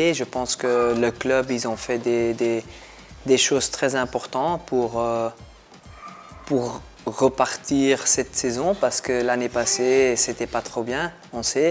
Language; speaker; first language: French; non-native, local second language; Dutch